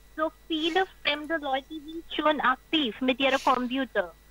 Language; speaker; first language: German; non-native, learner; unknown